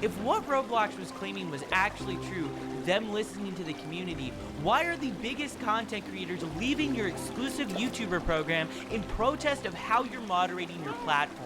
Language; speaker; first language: English; native; English